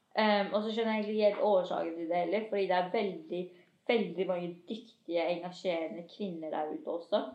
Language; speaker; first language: Norwegian; early bilingual, other home language; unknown